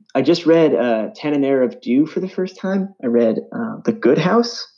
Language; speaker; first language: English; native; English